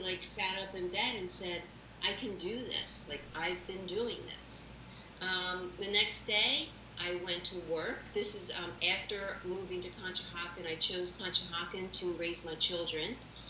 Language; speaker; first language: English; native; English